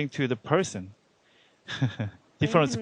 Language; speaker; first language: English; non-native, learner; Korean